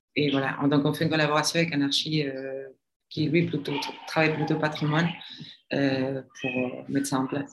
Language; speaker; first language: French; non-native, fluent; Spanish